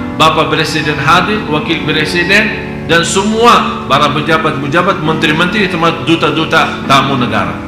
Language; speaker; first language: Indonesian; non-native, fluent; Arabic